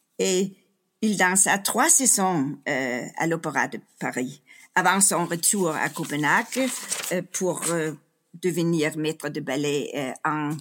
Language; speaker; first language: French; non-native, fluent; Danish